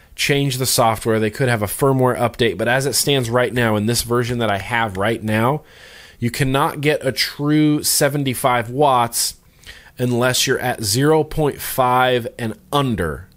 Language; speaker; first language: English; native; English